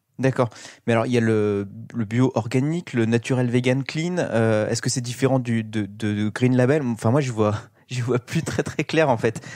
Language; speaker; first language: French; native; French